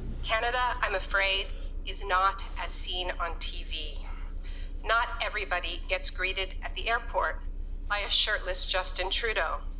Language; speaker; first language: English; native; English